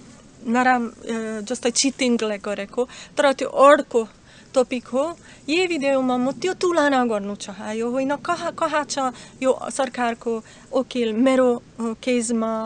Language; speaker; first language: Nepali; non-native, learner; Slovak